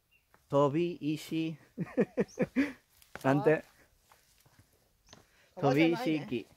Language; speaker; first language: Japanese; non-native, learner; Spanish